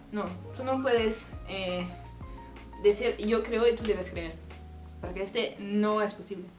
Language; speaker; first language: Spanish; non-native, learner; French